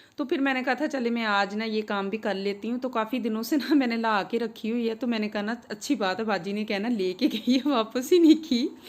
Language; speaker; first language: Urdu; non-native, local second language; Punjabi